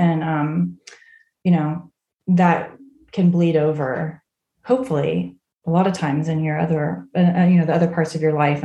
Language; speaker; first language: English; native; English